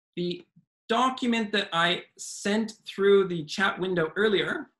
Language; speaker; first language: English; native; English